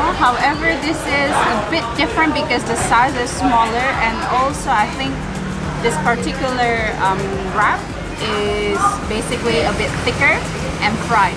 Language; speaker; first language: English; non-native, fluent; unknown